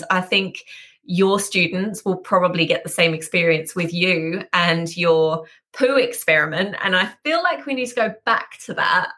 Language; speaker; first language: English; native; English